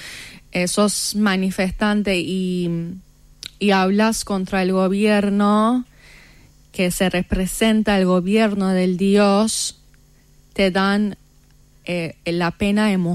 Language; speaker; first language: Spanish; non-native, fluent; Persian